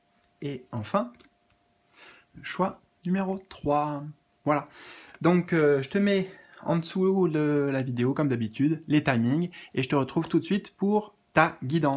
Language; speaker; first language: French; native; French